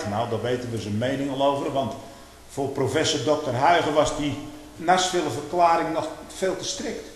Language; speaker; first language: Dutch; native; Dutch